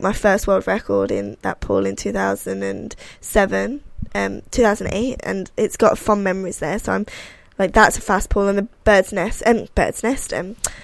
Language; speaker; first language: English; native; English